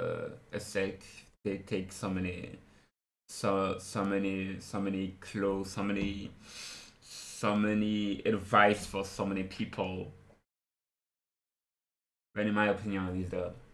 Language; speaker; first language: English; non-native, fluent; French